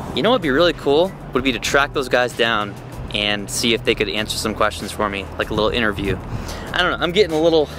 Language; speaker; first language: English; native; English